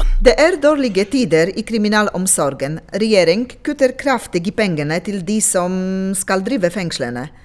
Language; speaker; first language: Norwegian; non-native, local second language; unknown